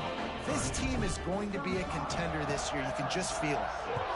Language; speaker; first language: English; native; English